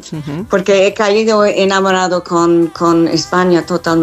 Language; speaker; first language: Spanish; non-native, fluent; English